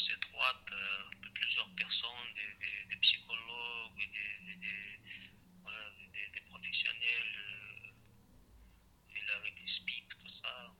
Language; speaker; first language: French; non-native, learner; Chechen